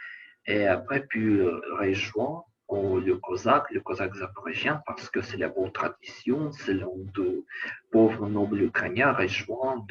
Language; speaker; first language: French; non-native, learner; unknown